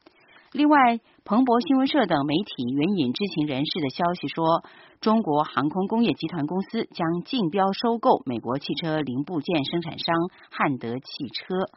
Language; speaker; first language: Chinese; native; Chinese